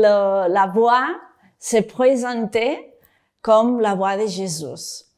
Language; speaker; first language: French; non-native, fluent; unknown